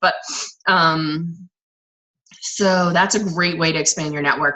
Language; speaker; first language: English; native; English